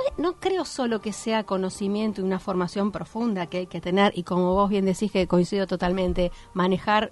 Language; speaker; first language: Spanish; native; Spanish